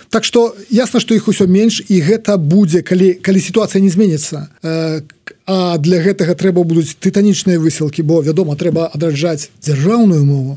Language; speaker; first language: Belarusian; native; Belarusian